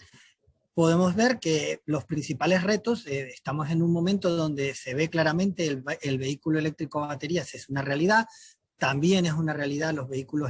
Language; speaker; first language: Spanish; native; Spanish